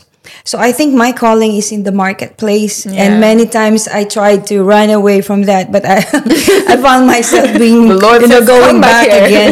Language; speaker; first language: English; non-native, local second language; Filipino